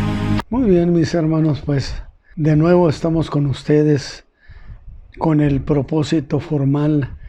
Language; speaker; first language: Spanish; native; Spanish